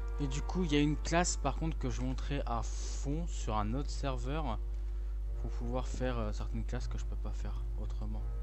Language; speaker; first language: French; native; French